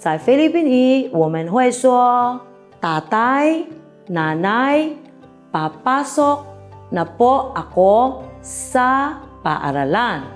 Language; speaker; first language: Chinese; non-native, fluent; Filipino